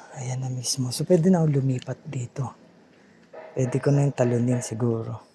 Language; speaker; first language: Filipino; non-native, local second language; Hiligaynon